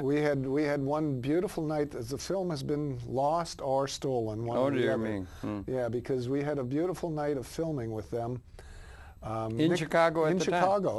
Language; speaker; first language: English; native; English